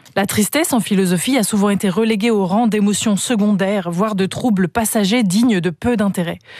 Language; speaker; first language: French; native; French